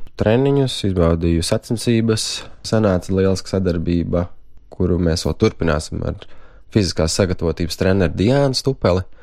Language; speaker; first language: Latvian; native; Latvian